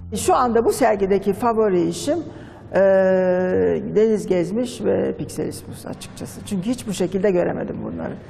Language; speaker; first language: Turkish; native; Turkish